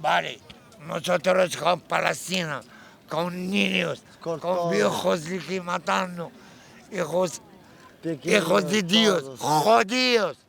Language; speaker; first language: Spanish; non-native, learner; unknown